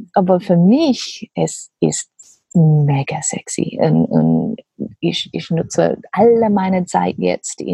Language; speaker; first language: German; non-native, learner; English